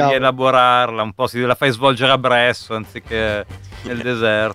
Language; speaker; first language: Italian; native; Italian